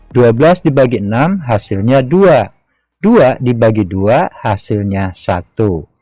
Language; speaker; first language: Indonesian; native; Indonesian